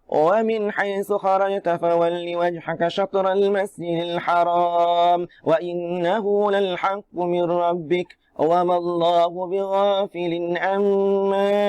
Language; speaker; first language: Arabic; non-native, fluent; Malay